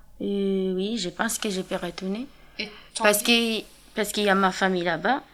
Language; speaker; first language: French; non-native, learner; Kinyarwanda